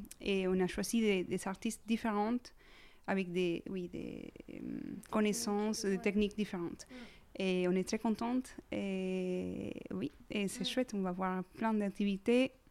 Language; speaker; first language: French; non-native, fluent; Spanish